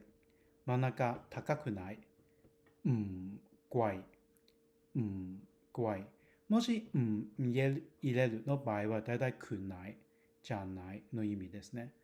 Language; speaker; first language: Japanese; non-native, fluent; Cantonese